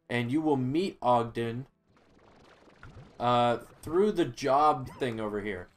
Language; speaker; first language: English; native; English